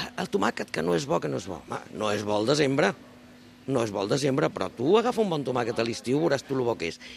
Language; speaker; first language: Catalan; native; Catalan